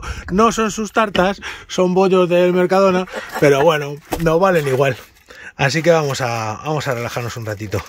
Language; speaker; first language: Spanish; native; Spanish